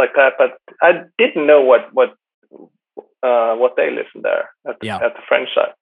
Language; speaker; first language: English; non-native, fluent; Swedish